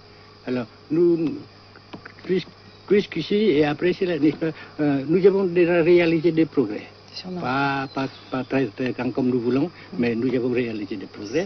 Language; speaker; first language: French; non-native, fluent; Vietnamese